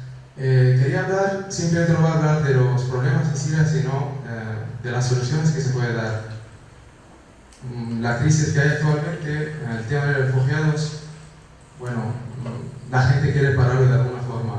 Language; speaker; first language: Spanish; non-native, fluent; Kurdish